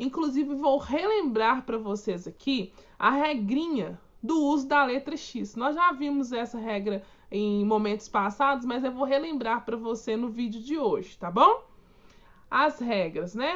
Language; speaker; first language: Portuguese; native; Portuguese